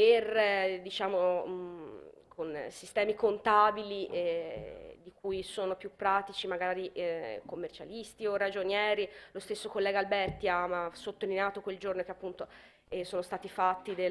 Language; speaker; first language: Italian; native; Italian